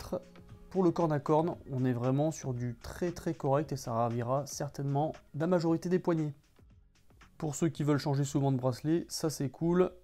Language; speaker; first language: French; native; French